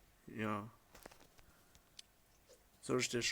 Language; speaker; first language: German; early bilingual, other home language; Arabic